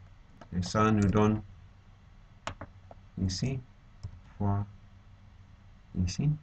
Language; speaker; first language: French; non-native, fluent; English